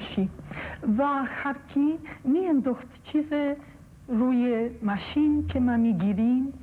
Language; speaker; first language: Persian; non-native, fluent; Polish